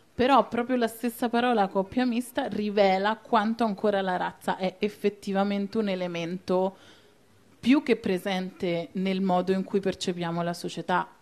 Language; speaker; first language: Italian; native; Italian